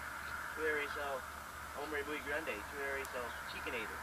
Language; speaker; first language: Spanish; non-native, learner; English